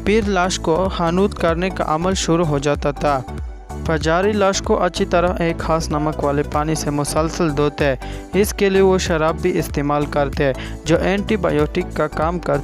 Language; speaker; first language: Urdu; native; Urdu